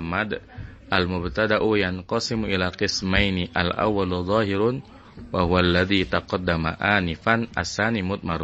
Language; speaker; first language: Arabic; non-native, fluent; Indonesian